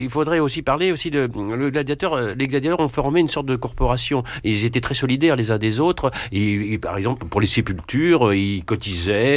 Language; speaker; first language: French; native; French